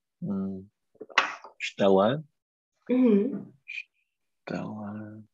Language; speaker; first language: German; non-native, learner; Czech